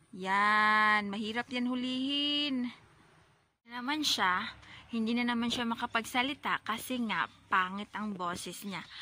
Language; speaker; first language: Filipino; non-native, local second language; Waray